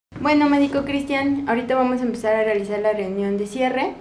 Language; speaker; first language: Spanish; native; Spanish